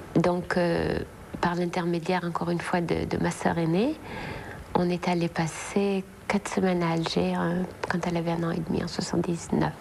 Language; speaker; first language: French; non-native, local second language; Arabic